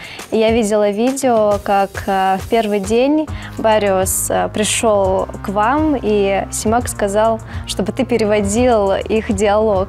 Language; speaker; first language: Russian; native; Russian